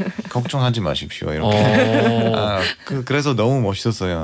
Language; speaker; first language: Korean; non-native, fluent; Bulgarian